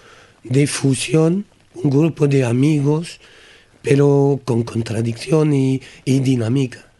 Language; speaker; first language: Spanish; non-native, learner; French